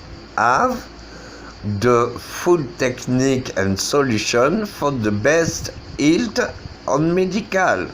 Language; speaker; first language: English; non-native, learner; French